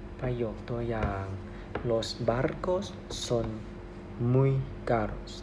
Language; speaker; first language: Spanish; non-native, learner; Thai